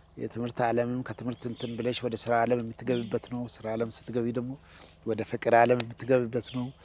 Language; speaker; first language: Amharic; non-native, local second language; Oromo